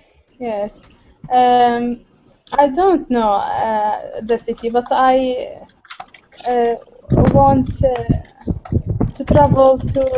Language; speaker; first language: English; non-native, learner; Arabic